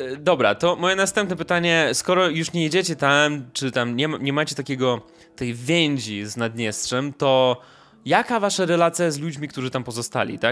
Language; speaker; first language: Polish; non-native, fluent; Russian